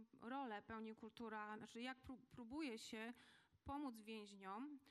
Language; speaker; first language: Polish; native; Polish